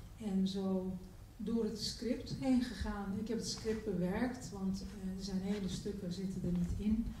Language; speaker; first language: Dutch; early bilingual, other home language; Turkish